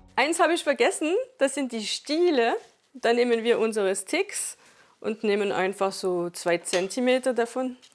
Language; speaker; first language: German; non-native, local second language; Swiss German